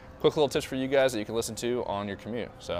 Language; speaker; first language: English; native; English